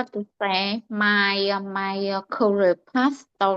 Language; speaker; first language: English; non-native, learner; Vietnamese